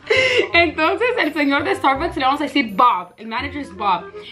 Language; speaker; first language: Spanish; early bilingual, heritage; Spanish